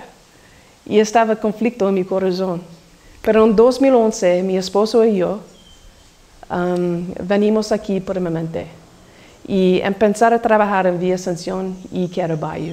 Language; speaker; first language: Spanish; non-native, learner; English